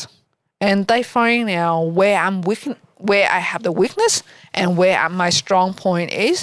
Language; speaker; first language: English; non-native, learner; Vietnamese